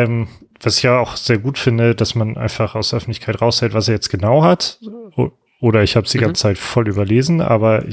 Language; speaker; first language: German; native; German